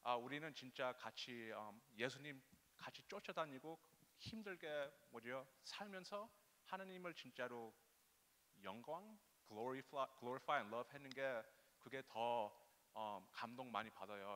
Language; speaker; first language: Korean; early bilingual, heritage; English